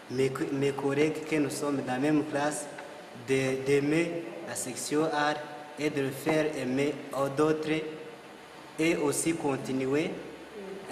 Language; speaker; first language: French; non-native, local second language; Kinyarwanda